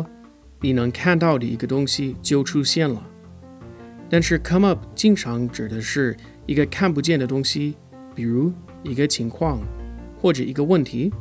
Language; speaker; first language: Chinese; non-native, fluent; English